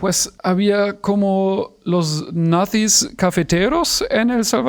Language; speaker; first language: Spanish; non-native, fluent; German